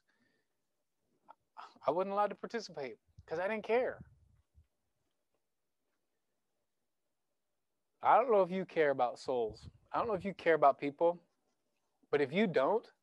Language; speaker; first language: English; native; English